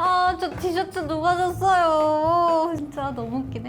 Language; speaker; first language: Korean; non-native, fluent; Kazakh